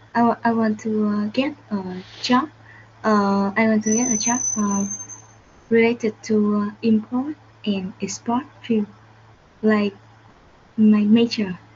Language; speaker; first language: English; non-native, learner; Vietnamese